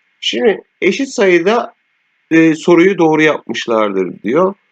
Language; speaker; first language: Turkish; native; Turkish